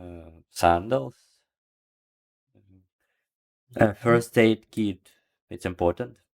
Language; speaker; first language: English; non-native, learner; Ukrainian